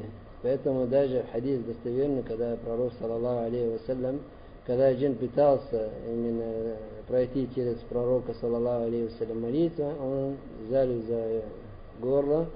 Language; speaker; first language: Russian; non-native, learner; Arabic